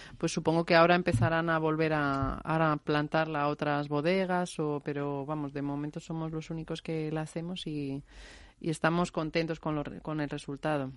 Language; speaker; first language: Spanish; native; Spanish